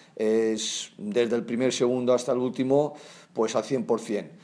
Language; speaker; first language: Spanish; non-native, local second language; Catalan